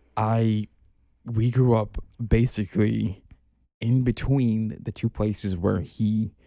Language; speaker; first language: English; native; English